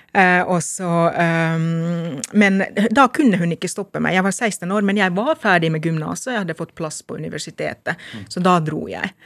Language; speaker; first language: Norwegian; non-native, fluent; Finnish